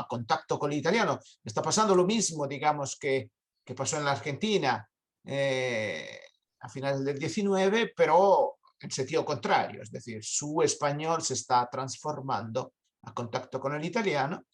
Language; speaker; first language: Spanish; non-native, fluent; Italian